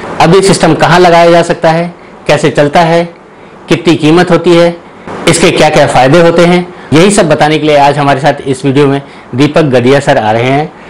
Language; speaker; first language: Hindi; native; Hindi